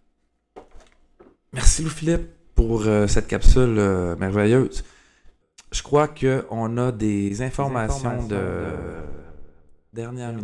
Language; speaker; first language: French; native; French